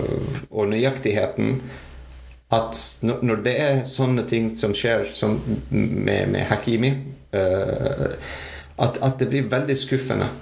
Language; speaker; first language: Norwegian; non-native, fluent; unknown